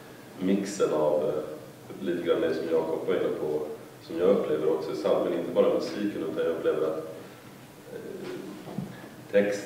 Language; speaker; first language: Swedish; native; Swedish